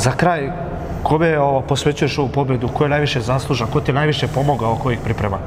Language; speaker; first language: Serbian; native; Serbian